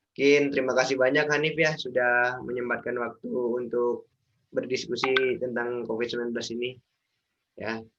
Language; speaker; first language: Indonesian; native; Indonesian